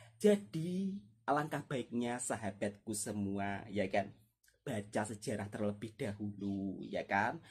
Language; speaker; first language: Indonesian; native; Indonesian